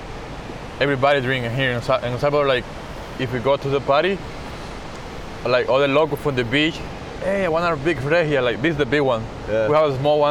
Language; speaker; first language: English; non-native, learner; Spanish